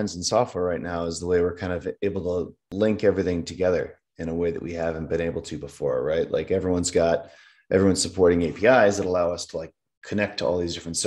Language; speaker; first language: English; native; English